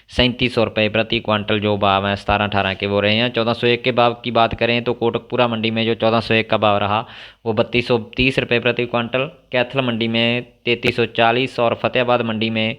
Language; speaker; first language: Hindi; non-native, local second language; Punjabi